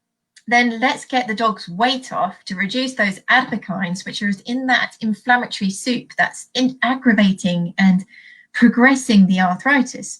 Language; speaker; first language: English; native; English